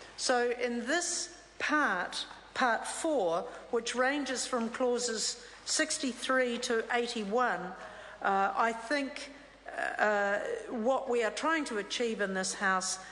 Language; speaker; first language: English; native; English